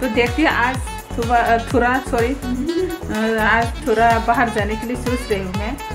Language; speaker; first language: Hindi; non-native, local second language; Bangla